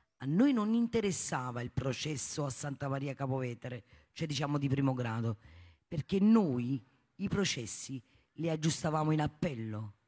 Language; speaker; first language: Italian; native; Italian